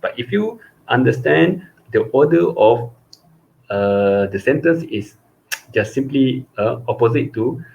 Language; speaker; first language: English; non-native, local second language; Malay